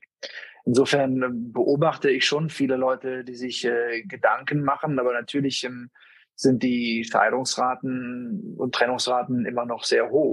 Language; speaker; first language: German; native; German